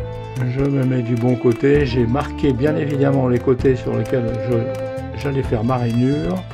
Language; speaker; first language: French; native; French